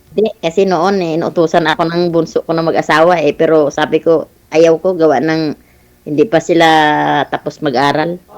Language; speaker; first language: Filipino; non-native, local second language; Hiligaynon